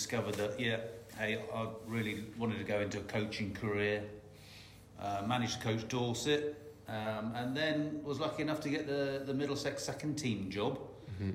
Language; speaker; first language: English; native; English